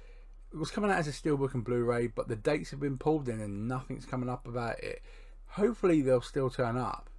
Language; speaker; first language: English; native; English